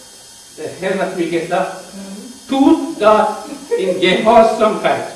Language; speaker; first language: German; non-native, learner; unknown